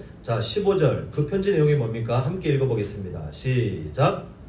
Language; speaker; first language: Korean; native; Korean